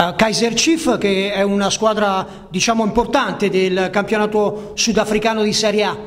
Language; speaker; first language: Italian; native; Italian